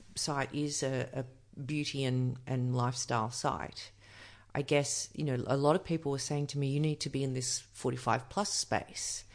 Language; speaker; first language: English; native; English